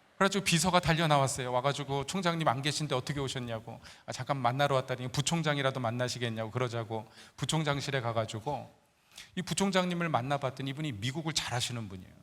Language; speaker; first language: Korean; native; Korean